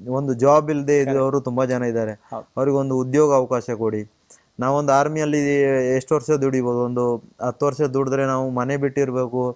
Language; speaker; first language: Kannada; native; Kannada